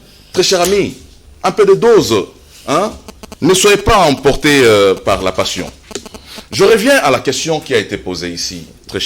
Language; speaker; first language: French; non-native, local second language; Lingala